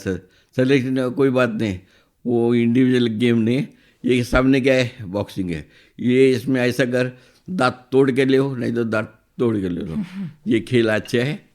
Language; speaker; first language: Hindi; non-native, local second language; Marathi